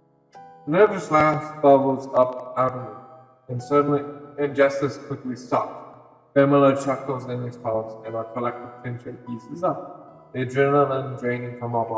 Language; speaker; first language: English; native; English